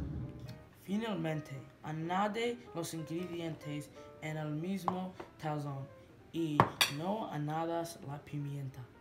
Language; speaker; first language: Spanish; non-native, learner; English